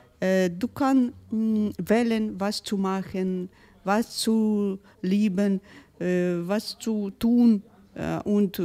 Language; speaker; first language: German; non-native, learner; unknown